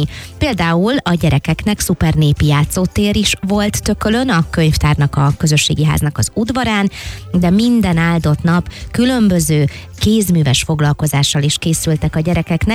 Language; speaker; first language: Hungarian; native; Hungarian